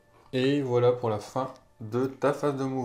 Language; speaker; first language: French; native; French